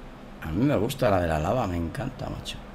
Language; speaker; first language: Spanish; native; Spanish